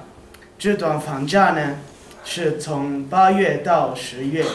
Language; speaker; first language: Chinese; non-native, learner; Italian